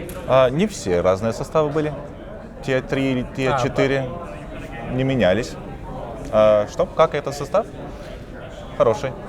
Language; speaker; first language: Russian; early bilingual, heritage; Russian